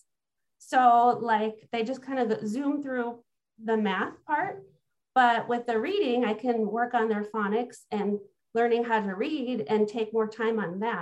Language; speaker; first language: English; native; English